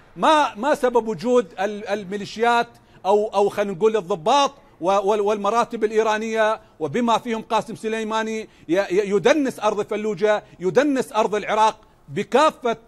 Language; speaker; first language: Arabic; native; Arabic